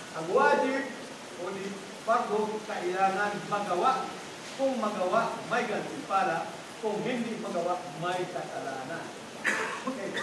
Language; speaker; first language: Filipino; non-native, local second language; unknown